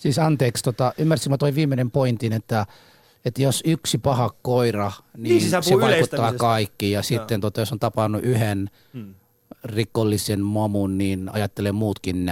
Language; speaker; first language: Finnish; early bilingual, other home language; Somali